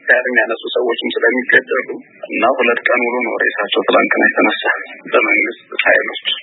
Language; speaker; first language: Amharic; native; Amharic